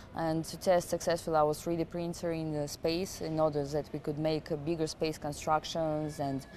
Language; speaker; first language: English; non-native, fluent; Russian